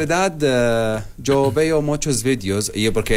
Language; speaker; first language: Spanish; non-native, learner; Arabic